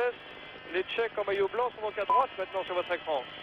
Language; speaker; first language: French; native; French